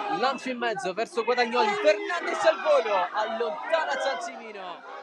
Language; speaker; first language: Italian; native; Italian